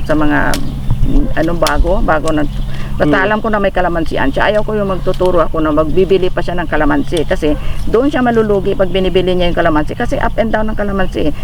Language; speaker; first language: Filipino; non-native, local second language; Hiligaynon